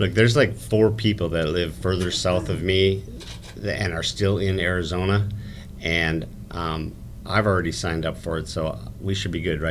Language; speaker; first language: English; native; English